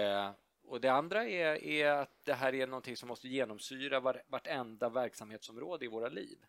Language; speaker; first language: Swedish; native; Swedish